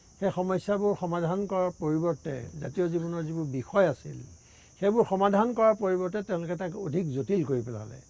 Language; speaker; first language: Assamese; native; Assamese